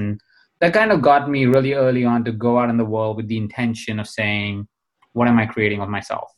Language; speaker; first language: English; non-native, local second language; Hindi